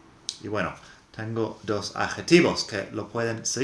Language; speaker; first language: Spanish; non-native, fluent; English